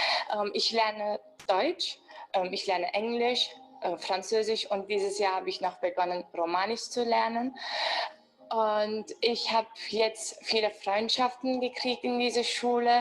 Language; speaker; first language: German; non-native, fluent; Turkish